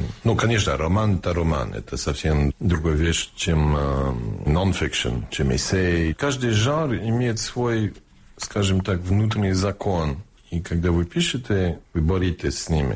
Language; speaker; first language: Russian; non-native, fluent; English